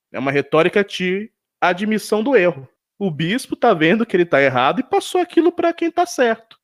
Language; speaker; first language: Portuguese; native; Portuguese